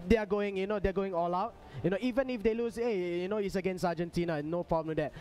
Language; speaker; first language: English; native; English